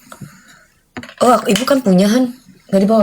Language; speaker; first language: Indonesian; native; Indonesian